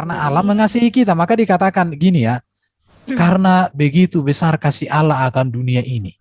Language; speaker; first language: Indonesian; native; Indonesian